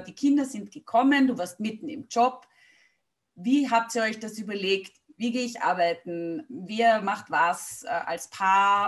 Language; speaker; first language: German; native; German